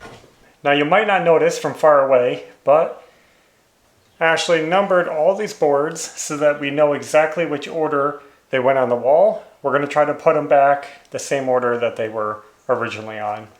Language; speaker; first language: English; native; English